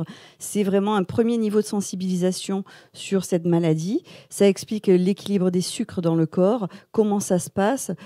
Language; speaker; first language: French; native; French